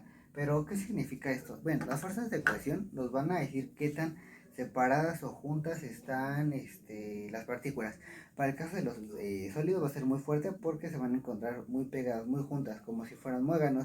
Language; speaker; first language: Spanish; native; Spanish